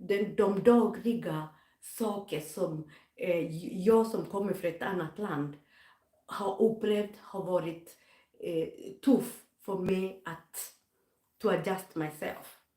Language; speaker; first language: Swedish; non-native, fluent; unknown